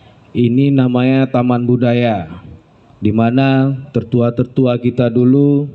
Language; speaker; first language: Indonesian; native; Indonesian